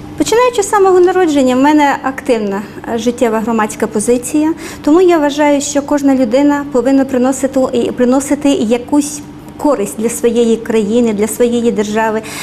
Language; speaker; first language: Ukrainian; native; Ukrainian